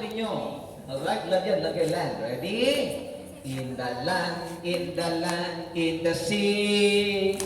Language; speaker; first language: English; non-native, fluent; Filipino